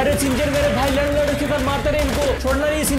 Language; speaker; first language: Hindi; native; Hindi